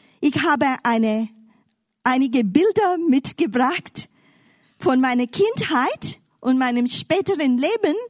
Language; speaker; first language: German; non-native, fluent; English